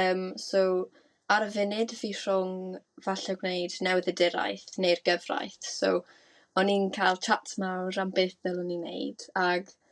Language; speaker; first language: Welsh; native; Welsh